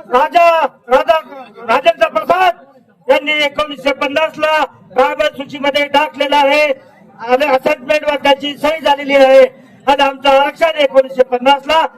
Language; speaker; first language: Marathi; non-native, local second language; Lambadi